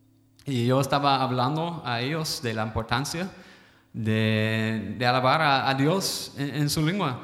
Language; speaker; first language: Spanish; non-native, fluent; English